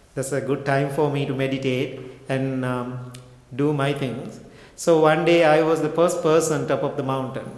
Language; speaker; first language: English; non-native, local second language; Sinhala